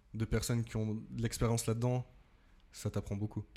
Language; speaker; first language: French; native; French